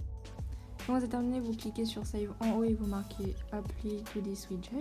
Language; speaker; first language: French; native; French